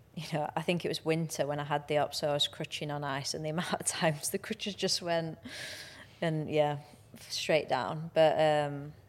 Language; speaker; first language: English; native; English